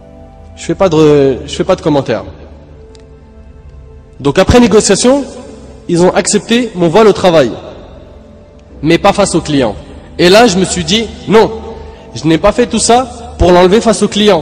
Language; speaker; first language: French; native; French